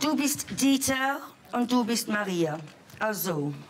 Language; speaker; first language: German; non-native, fluent; English